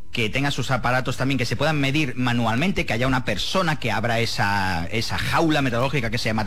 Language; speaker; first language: Spanish; native; Spanish